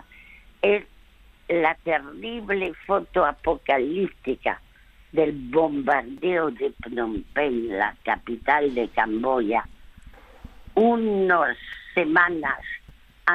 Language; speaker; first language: Spanish; non-native, fluent; French